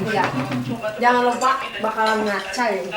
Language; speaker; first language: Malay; non-native, local second language; Sundanese